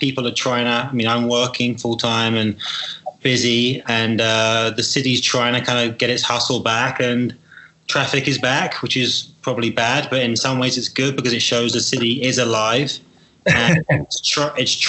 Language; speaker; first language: English; native; English